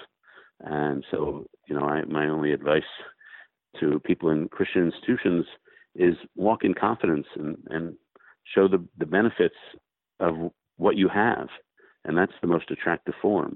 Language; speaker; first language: English; native; English